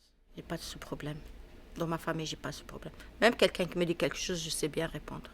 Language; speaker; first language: French; non-native, learner; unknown